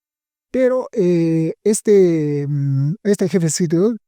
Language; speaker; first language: Spanish; native; Spanish